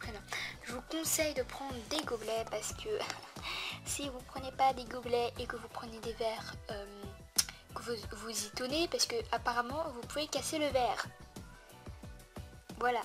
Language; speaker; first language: French; native; French